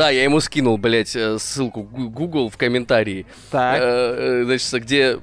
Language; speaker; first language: Russian; native; Russian